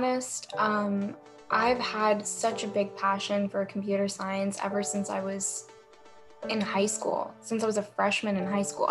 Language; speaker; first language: English; native; English